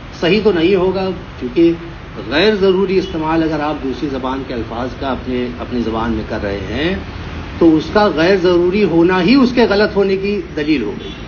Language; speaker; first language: Urdu; native; Urdu